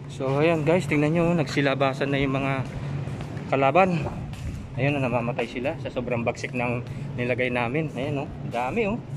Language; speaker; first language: Filipino; non-native, local second language; Pampanga